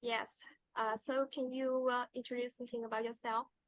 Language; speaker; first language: English; non-native, fluent; Vietnamese